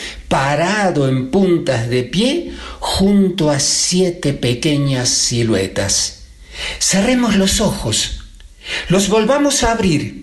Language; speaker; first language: Spanish; native; Spanish